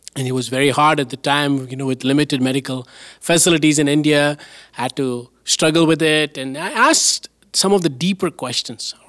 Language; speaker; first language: English; non-native, local second language; Tamil